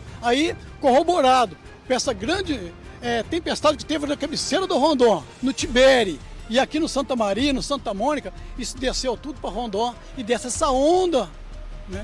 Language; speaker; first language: Portuguese; native; Portuguese